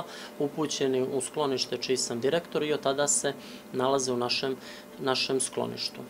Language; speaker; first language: Serbian; native; Serbian